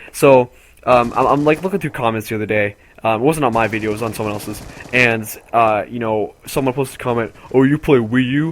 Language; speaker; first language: English; native; English